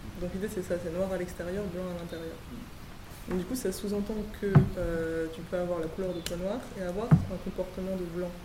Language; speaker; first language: French; native; French